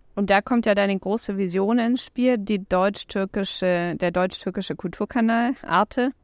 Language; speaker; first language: German; native; German